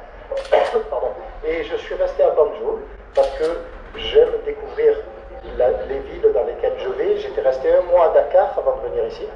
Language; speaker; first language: French; native; French